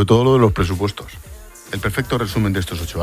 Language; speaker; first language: Spanish; native; Spanish